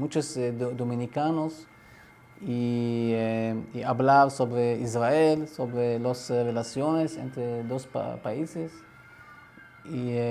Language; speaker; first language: Spanish; non-native, learner; Arabic